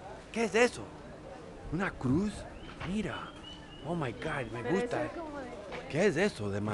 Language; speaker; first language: Spanish; non-native, fluent; English